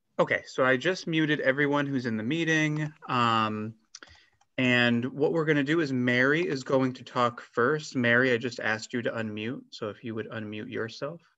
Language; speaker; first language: English; native; English